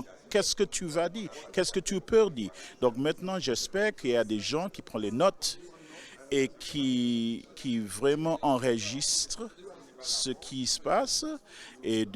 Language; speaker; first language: French; non-native, local second language; English